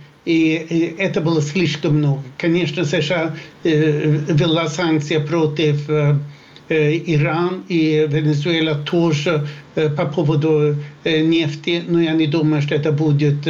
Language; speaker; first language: Russian; non-native, fluent; Swedish